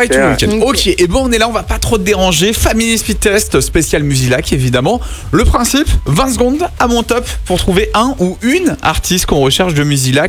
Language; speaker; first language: French; native; French